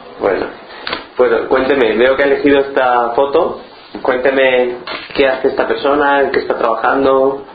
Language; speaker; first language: Spanish; native; Spanish